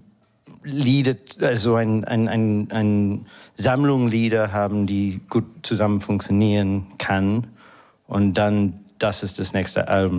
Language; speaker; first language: German; non-native, fluent; English